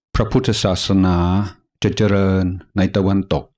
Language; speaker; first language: Thai; non-native, fluent; English